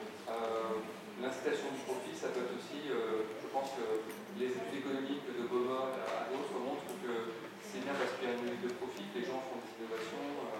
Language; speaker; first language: French; native; French